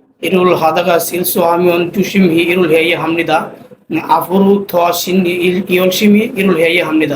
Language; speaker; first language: Korean; non-native, learner; Bangla